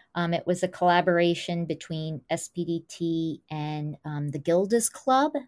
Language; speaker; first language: English; native; English